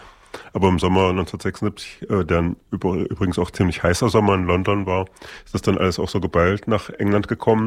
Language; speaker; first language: German; native; German